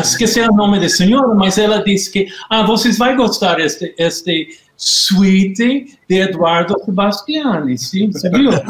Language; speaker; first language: Portuguese; non-native, learner; English